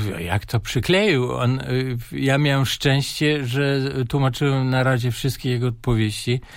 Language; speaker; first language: Polish; non-native, fluent; German